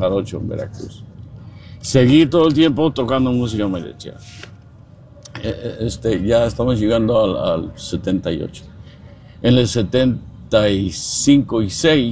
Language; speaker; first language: Spanish; non-native, fluent; English